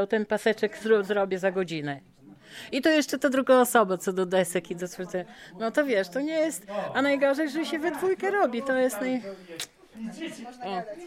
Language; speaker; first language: Polish; native; Polish